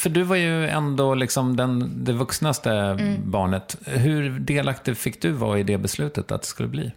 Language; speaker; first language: Swedish; native; Swedish